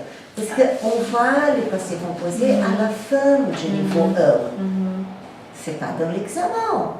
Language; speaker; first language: French; non-native, fluent; Portuguese